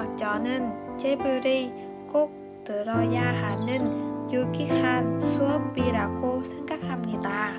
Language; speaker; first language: Korean; non-native, fluent; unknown